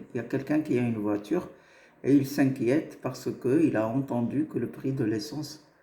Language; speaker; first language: French; non-native, local second language; Arabic